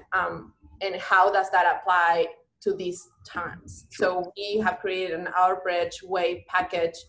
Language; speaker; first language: English; non-native, fluent; Spanish